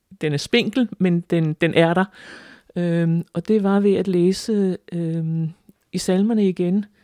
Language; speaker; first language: Danish; native; Danish